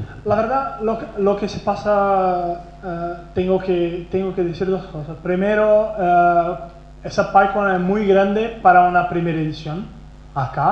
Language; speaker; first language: Spanish; non-native, fluent; Portuguese